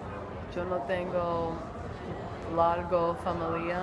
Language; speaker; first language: Spanish; non-native, learner; English